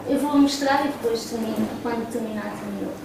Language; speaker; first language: Portuguese; native; Portuguese